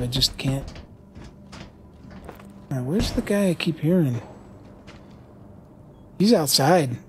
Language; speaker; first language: English; native; English